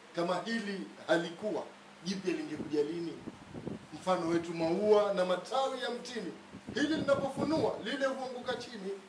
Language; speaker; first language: Swahili; native; Swahili